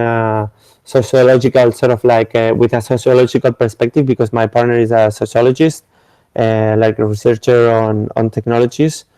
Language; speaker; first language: English; non-native, fluent; Spanish